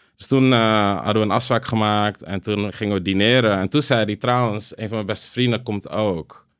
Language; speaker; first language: Dutch; early bilingual, other home language; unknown